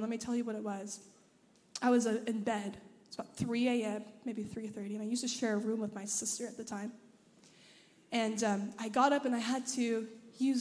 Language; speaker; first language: English; native; English